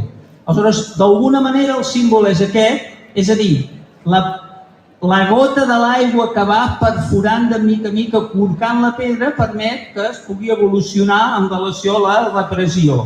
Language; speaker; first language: Catalan; native; Catalan